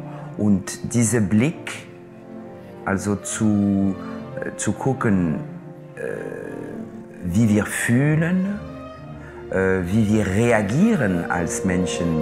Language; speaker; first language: German; non-native, local second language; French